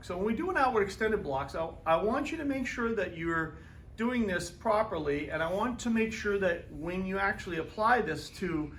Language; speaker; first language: English; native; English